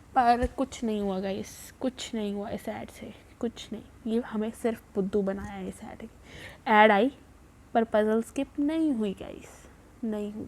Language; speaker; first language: Hindi; non-native, local second language; Punjabi